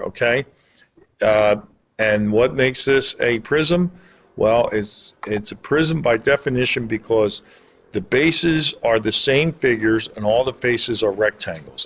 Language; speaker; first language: English; native; English